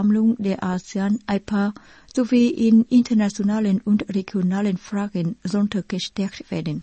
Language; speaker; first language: German; non-native, fluent; Vietnamese